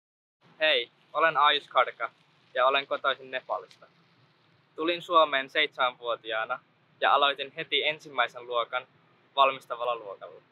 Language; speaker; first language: Finnish; early bilingual, other home language; Nepali